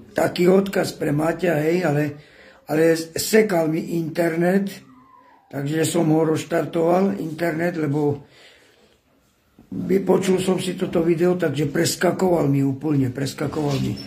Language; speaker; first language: Slovak; non-native, local second language; Romany